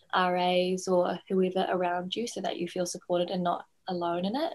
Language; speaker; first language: English; native; English